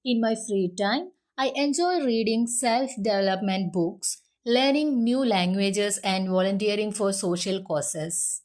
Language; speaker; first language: English; non-native, local second language; Malayalam